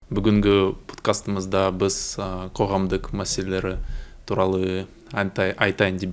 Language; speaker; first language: Kazakh; non-native, learner; Russian